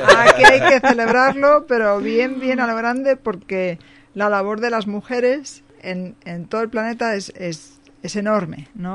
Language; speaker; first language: Spanish; native; Spanish